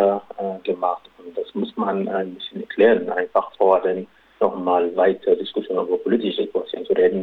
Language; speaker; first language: German; non-native, local second language; Arabic